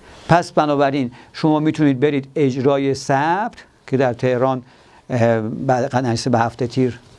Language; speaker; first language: Persian; native; Persian